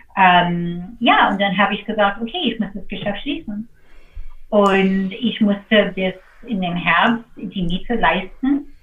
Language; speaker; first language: German; non-native, fluent; English